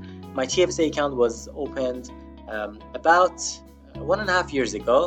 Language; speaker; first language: English; non-native, fluent; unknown